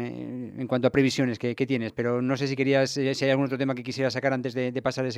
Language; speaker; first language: Spanish; native; Spanish